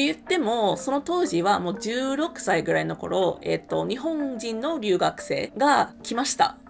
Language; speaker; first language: Japanese; non-native, fluent; English